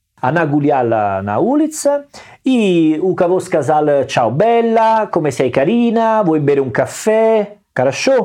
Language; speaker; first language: Russian; non-native, learner; Italian